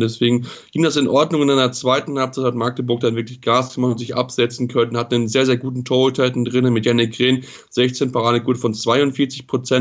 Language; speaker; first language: German; native; German